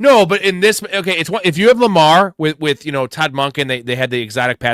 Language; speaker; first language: English; native; English